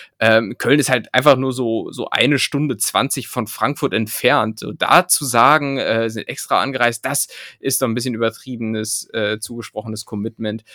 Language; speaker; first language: German; native; German